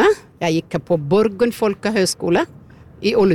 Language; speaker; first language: Norwegian; non-native, learner; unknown